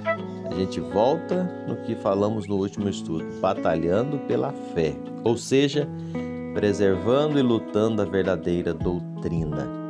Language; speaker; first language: Portuguese; native; Portuguese